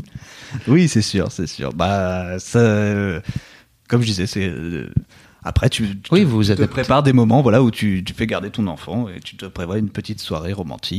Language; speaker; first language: French; native; French